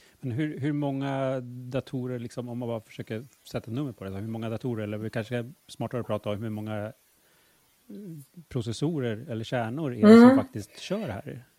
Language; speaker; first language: Swedish; native; Swedish